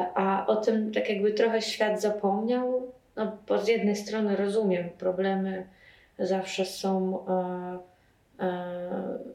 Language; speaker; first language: Polish; non-native, fluent; Russian